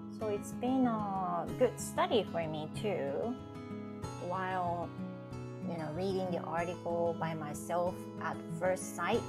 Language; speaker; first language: English; non-native, fluent; Japanese